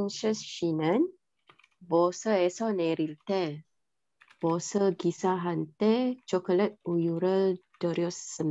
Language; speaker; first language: Korean; non-native, learner; Malay